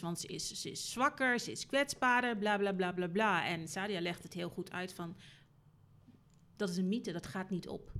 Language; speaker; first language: Dutch; native; Dutch